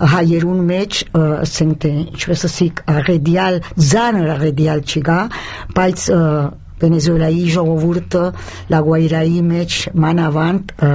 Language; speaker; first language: Armenian; early bilingual, heritage; Armenian